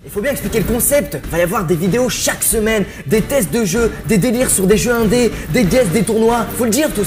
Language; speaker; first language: French; native; French